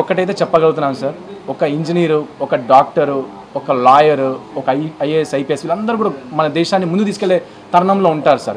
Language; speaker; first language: Telugu; native; Telugu